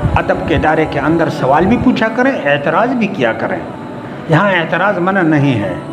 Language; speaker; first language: Urdu; non-native, local second language; Pashto